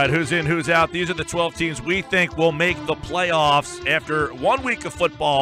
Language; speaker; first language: English; native; English